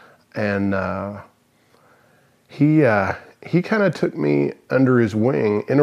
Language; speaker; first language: English; native; English